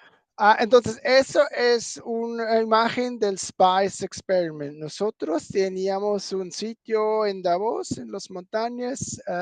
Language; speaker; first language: Spanish; non-native, fluent; German